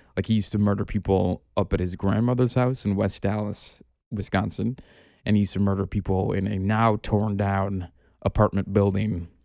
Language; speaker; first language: English; native; English